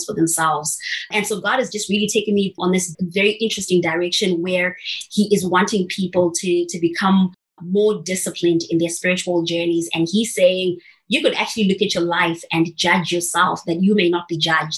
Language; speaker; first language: English; non-native, local second language; Shona